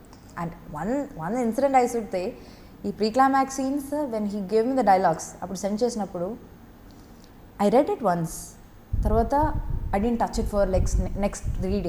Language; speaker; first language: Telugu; non-native, fluent; Malayalam